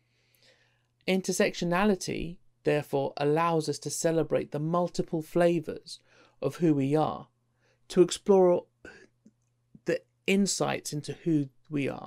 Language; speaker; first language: English; native; English